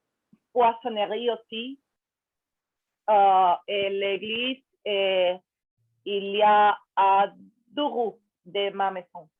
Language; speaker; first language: French; non-native, learner; Spanish